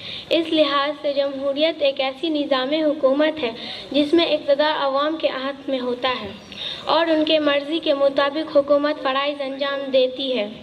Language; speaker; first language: Hindi; native; Hindi